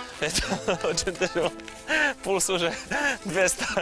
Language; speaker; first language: Russian; non-native, learner; Serbian